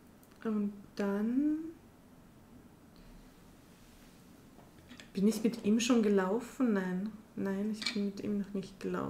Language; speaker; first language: German; native; German